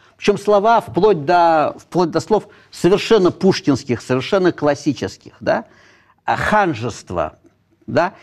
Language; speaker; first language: Russian; native; Russian